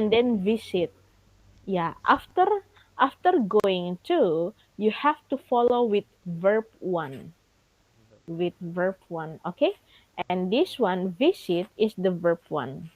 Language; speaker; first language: English; non-native, fluent; Indonesian